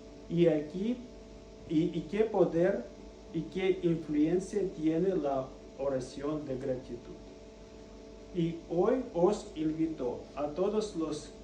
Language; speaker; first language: Spanish; non-native, fluent; Russian